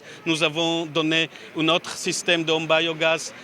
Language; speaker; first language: French; non-native, learner; Hebrew